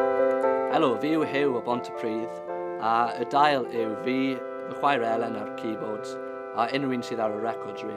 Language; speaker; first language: Welsh; native; Welsh